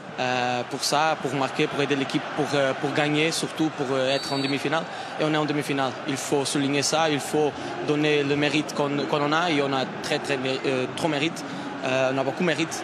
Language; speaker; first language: French; non-native, fluent; Portuguese